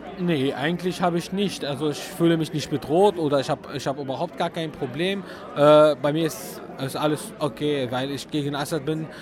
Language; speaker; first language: German; non-native, fluent; Arabic